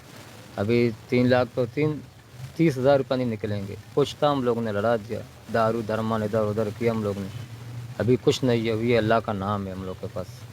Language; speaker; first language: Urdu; non-native, local second language; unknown